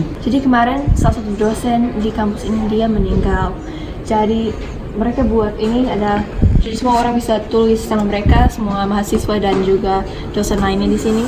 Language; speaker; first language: Indonesian; non-native, fluent; English